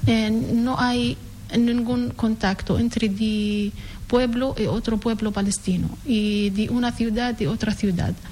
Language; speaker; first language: Spanish; non-native, learner; Arabic